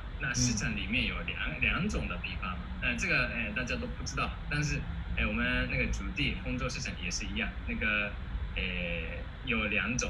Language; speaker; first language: Chinese; non-native, fluent; Japanese